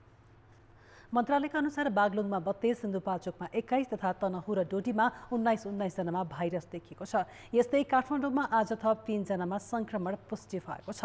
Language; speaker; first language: Nepali; native; Nepali